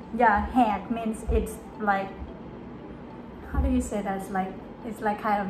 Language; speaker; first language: English; non-native, fluent; Thai